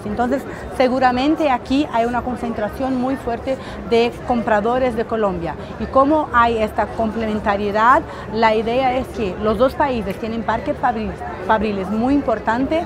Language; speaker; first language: Spanish; non-native, fluent; Portuguese